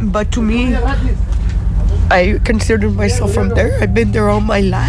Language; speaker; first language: English; early bilingual, other home language; Spanish